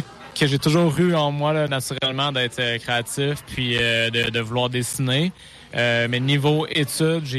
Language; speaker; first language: French; native; French